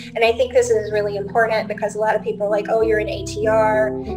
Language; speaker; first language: English; native; English